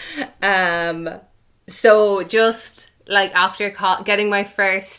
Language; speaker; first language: English; non-native, local second language; Irish